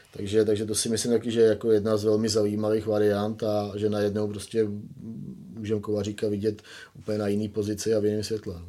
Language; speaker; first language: Czech; native; Czech